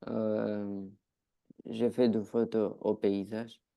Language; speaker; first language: French; non-native, learner; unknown